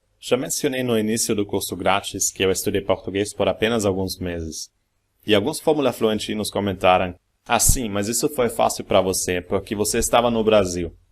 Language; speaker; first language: Portuguese; non-native, fluent; German